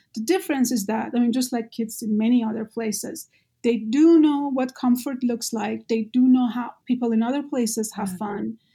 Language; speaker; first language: English; non-native, fluent; Persian